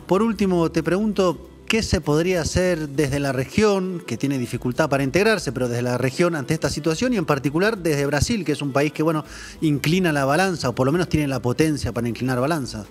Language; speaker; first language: Spanish; native; Spanish